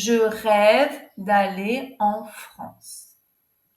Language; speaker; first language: French; non-native, fluent; Portuguese